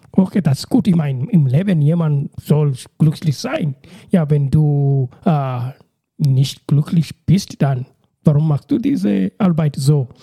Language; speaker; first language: German; non-native, learner; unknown